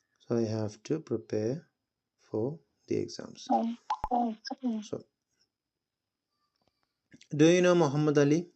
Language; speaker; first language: English; non-native, local second language; Malayalam